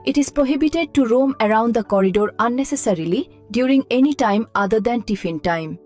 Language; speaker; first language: English; non-native, local second language; Bangla